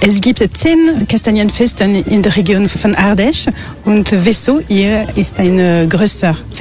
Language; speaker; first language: German; non-native, learner; French